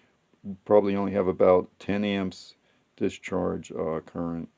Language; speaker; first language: English; native; English